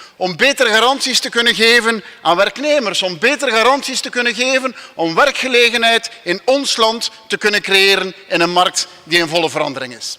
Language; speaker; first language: Dutch; non-native, local second language; French